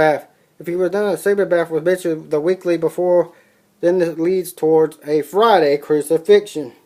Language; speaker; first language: English; native; English